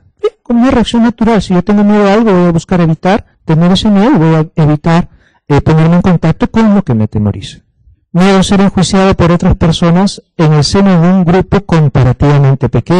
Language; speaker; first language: Spanish; native; Spanish